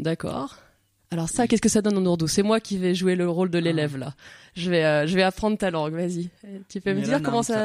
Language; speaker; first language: French; native; French